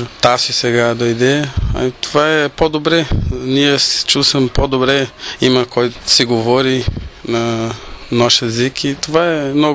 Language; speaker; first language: Bulgarian; non-native, learner; Portuguese